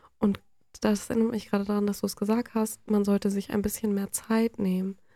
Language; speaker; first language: German; native; German